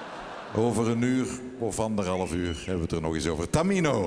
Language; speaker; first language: Dutch; native; Dutch